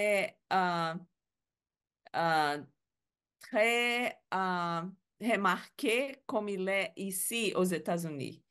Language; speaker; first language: French; non-native, learner; Portuguese